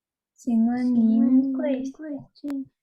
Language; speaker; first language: Chinese; non-native, learner; Norwegian